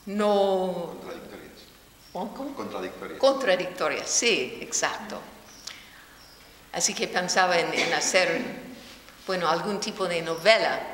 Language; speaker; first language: Spanish; non-native, fluent; English